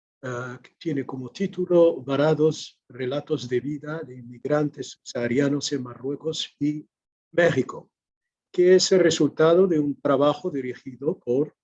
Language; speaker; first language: Spanish; non-native, fluent; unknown